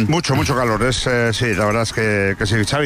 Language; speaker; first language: Spanish; native; Spanish